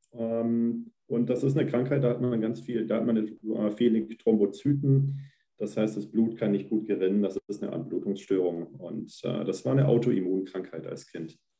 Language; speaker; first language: German; native; German